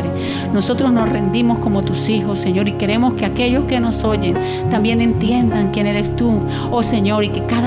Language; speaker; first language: Spanish; native; Spanish